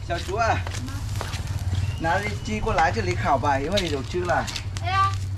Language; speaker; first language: Chinese; non-native, learner; Vietnamese